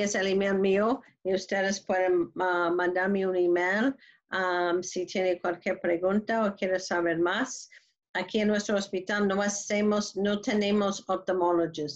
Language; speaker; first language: Spanish; non-native, learner; English